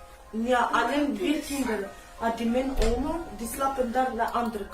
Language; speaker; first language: Dutch; non-native, learner; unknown